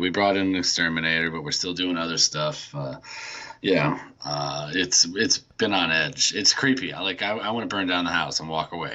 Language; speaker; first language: English; native; English